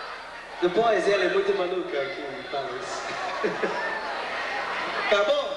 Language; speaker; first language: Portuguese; non-native, learner; English